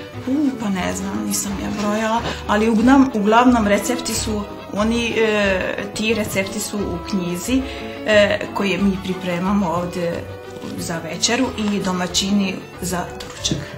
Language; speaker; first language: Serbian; non-native, local second language; Hungarian